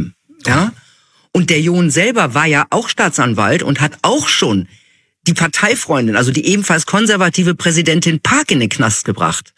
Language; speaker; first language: German; native; German